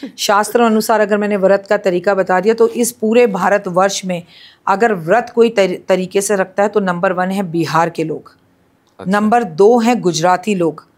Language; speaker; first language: Hindi; native; Hindi